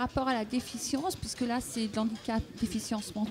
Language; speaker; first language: French; native; French